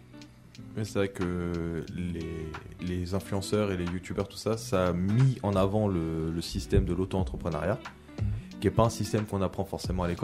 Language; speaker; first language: French; native; French